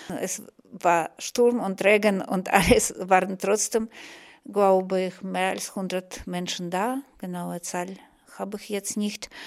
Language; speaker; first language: German; non-native, fluent; Russian